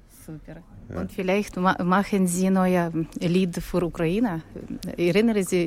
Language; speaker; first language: German; non-native, learner; Ukrainian